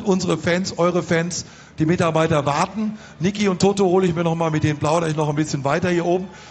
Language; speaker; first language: German; native; German